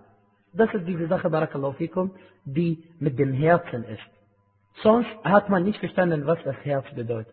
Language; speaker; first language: German; non-native, fluent; Arabic